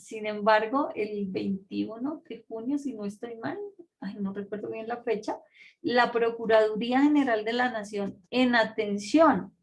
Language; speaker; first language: Spanish; native; Spanish